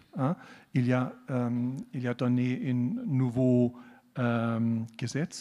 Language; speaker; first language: French; non-native, learner; German